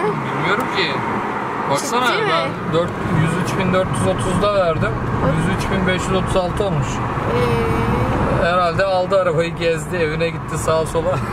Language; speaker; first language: Turkish; native; Turkish